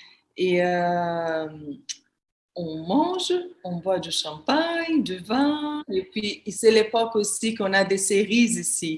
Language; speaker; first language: French; non-native, fluent; Portuguese